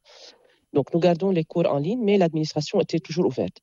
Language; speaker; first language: French; non-native, local second language; Arabic